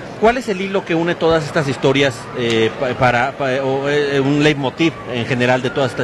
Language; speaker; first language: Spanish; native; Spanish